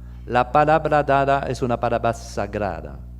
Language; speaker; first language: Spanish; non-native, fluent; French